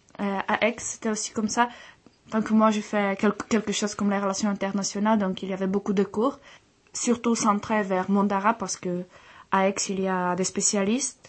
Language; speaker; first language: French; non-native, fluent; Czech